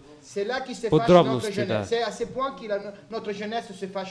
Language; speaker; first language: French; native; French